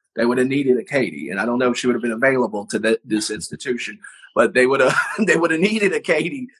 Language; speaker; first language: English; native; English